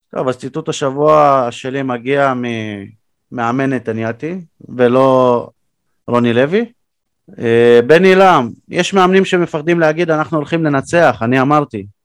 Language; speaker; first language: Hebrew; native; Hebrew